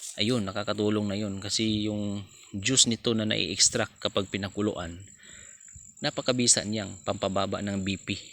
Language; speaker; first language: Filipino; non-native, local second language; Cebuano